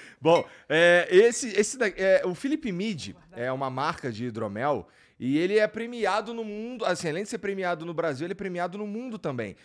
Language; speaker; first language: Portuguese; native; Portuguese